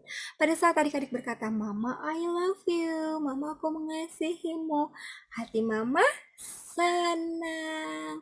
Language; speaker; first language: Indonesian; native; Indonesian